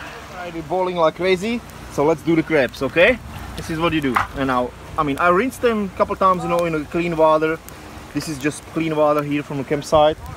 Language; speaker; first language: English; non-native, fluent; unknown